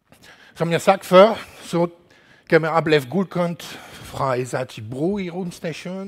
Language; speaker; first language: Danish; non-native, learner; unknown